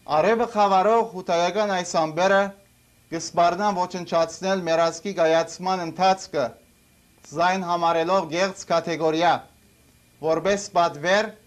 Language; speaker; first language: Armenian; early bilingual, heritage; Armenian